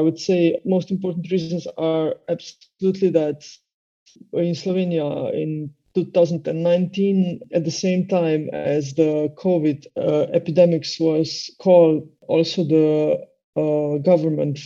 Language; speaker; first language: English; non-native, fluent; Slovenian